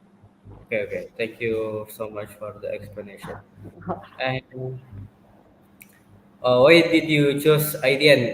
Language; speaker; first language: English; non-native, fluent; Indonesian